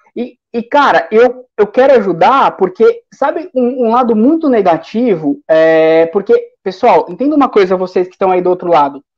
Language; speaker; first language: Portuguese; native; Portuguese